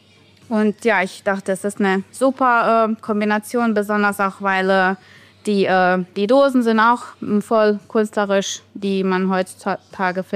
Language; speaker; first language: German; non-native, fluent; Bosnian